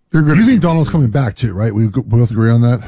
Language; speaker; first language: English; native; English